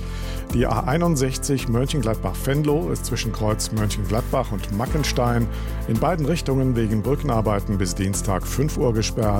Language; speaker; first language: German; native; German